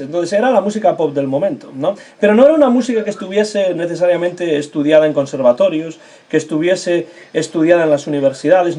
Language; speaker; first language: Spanish; native; Spanish